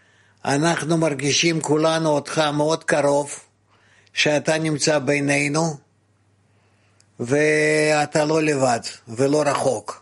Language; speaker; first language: Hebrew; non-native, fluent; Russian